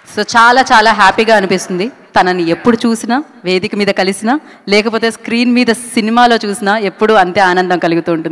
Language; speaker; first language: Telugu; native; Telugu